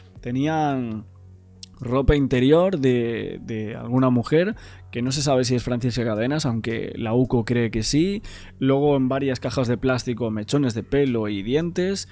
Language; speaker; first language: Spanish; native; Spanish